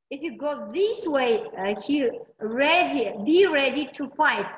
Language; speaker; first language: English; non-native, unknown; Uzbek